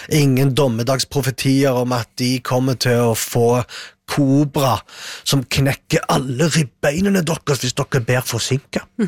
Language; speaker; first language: Norwegian; early bilingual, other home language; Arabic